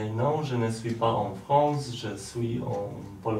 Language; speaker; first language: French; non-native, learner; Polish